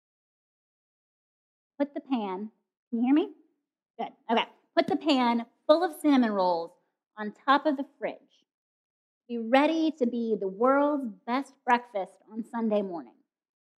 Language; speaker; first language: English; native; English